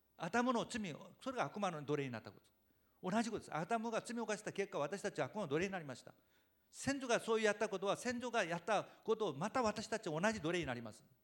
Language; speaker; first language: Japanese; non-native, fluent; Korean